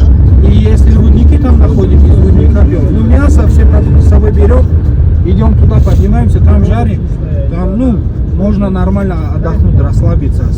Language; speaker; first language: Russian; non-native, local second language; Tajik